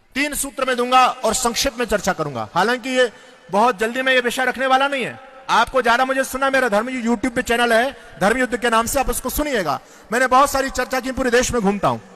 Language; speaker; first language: Hindi; native; Hindi